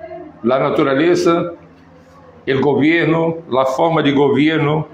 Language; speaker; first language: Spanish; non-native, fluent; Portuguese